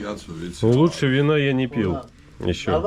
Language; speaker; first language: Russian; native; Russian